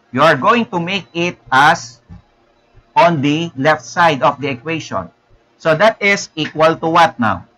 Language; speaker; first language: English; non-native, local second language; Filipino